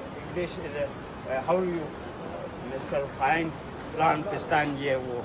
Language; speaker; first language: English; non-native, learner; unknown